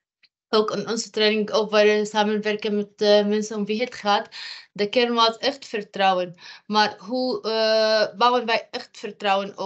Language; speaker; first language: Dutch; non-native, fluent; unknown